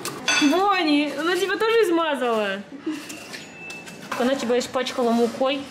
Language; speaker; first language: Russian; native; Russian